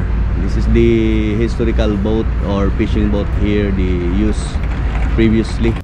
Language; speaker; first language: English; non-native, local second language; Filipino